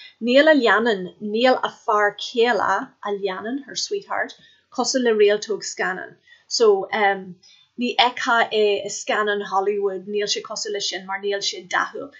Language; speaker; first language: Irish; native; Irish